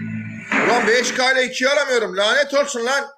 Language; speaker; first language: Turkish; native; Turkish